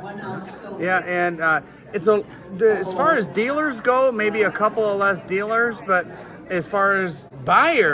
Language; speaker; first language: English; native; English